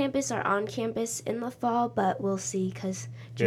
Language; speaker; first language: English; native; English